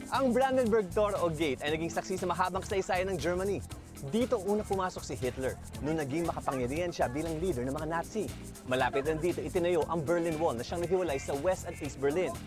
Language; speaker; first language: Filipino; native; Filipino